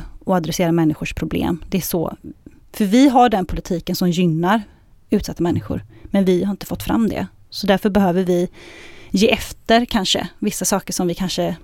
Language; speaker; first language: Swedish; early bilingual, other home language; Arabic